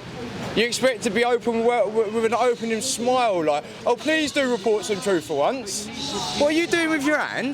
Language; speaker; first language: English; native; English